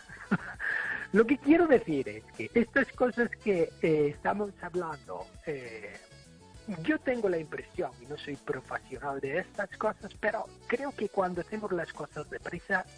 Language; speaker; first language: Spanish; non-native, fluent; English